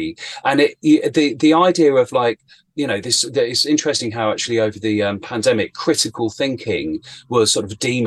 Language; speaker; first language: English; native; English